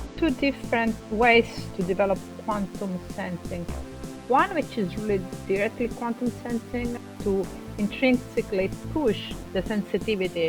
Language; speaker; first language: English; non-native, fluent; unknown